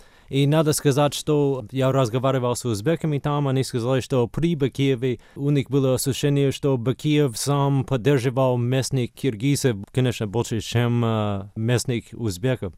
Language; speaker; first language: Russian; non-native, fluent; English